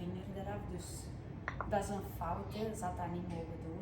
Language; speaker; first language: Dutch; native; Dutch